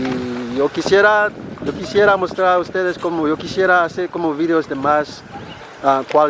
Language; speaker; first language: Spanish; non-native, learner; Haitian Creole